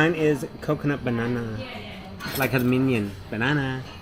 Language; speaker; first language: English; native; English